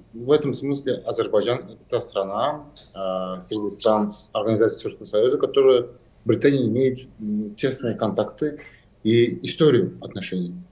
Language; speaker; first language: Russian; non-native, local second language; Azerbaijani